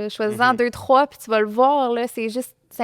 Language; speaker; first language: French; native; French